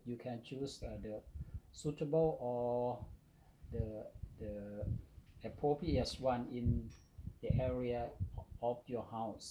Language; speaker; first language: English; non-native, learner; Thai